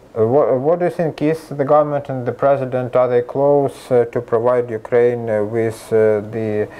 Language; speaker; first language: English; non-native, fluent; Ukrainian